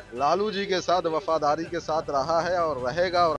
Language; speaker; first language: Hindi; native; Hindi